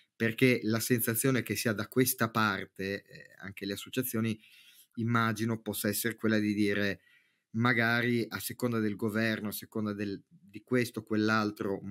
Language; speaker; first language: Italian; native; Italian